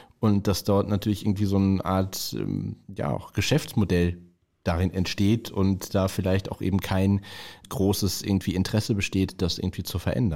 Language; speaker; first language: German; native; German